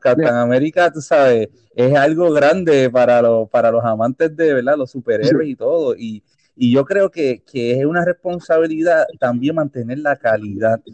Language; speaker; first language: Spanish; native; Spanish